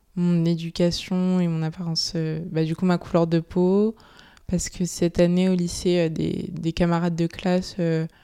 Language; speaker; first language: French; native; French